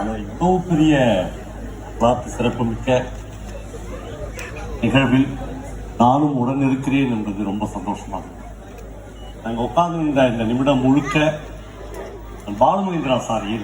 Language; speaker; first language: Tamil; native; Tamil